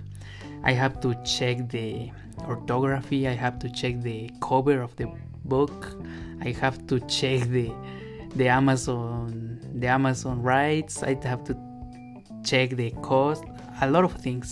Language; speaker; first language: English; non-native, learner; Spanish